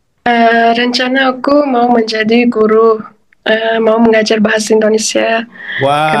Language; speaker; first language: Indonesian; non-native, fluent; Uzbek